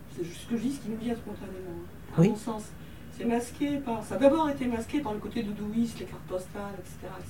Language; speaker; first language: French; native; French